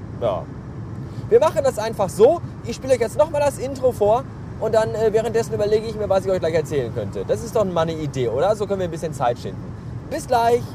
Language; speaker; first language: German; native; German